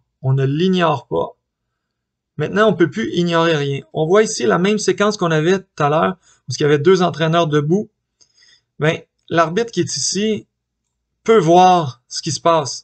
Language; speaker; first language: French; native; French